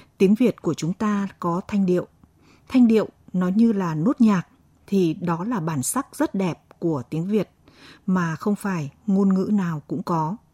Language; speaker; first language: Vietnamese; native; Vietnamese